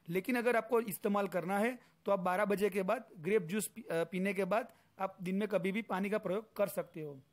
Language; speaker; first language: Hindi; non-native, local second language; Gujarati